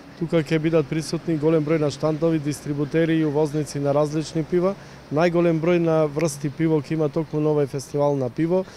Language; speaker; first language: Macedonian; native; Macedonian